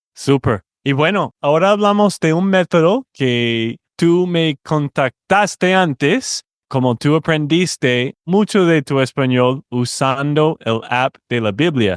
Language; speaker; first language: Spanish; non-native, fluent; English